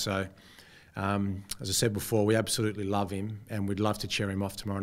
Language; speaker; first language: English; native; English